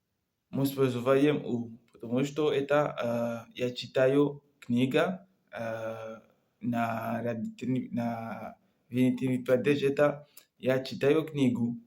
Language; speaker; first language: Russian; non-native, learner; Comorian